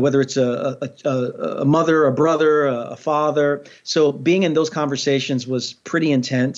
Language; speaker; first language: English; native; English